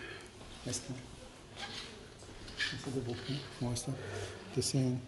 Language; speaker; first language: Spanish; non-native, learner; Arabic